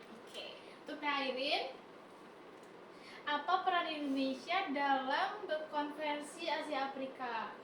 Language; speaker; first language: Indonesian; native; Indonesian